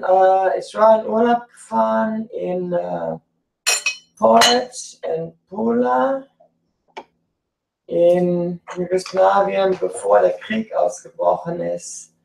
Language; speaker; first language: German; early bilingual, other home language; English